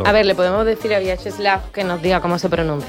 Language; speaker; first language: Spanish; native; Spanish